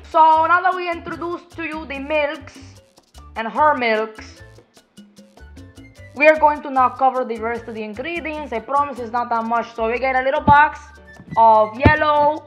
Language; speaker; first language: English; early bilingual, other home language; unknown